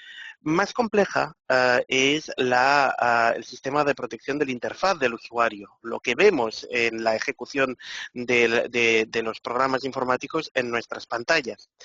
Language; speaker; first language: Spanish; native; Spanish